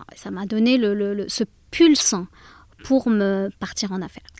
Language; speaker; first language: French; native; French